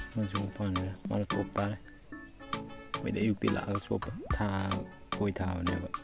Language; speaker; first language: Manipuri; native; Manipuri